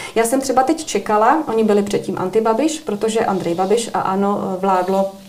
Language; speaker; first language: Czech; native; Czech